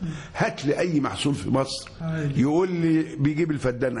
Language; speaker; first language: Arabic; native; Arabic